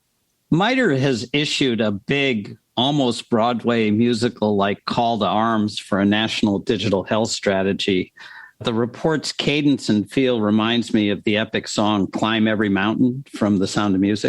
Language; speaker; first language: English; native; English